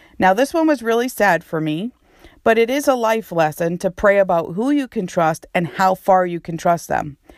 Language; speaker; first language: English; native; English